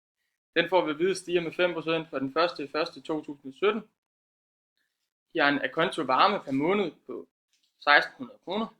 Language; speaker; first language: Danish; native; Danish